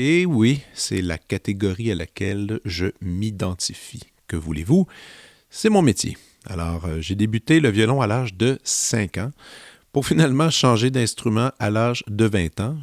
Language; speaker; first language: French; native; French